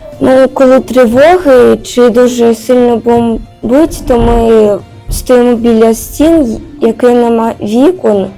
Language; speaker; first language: Ukrainian; non-native, local second language; Russian